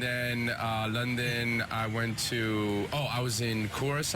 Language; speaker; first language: English; early bilingual, other home language; Spanish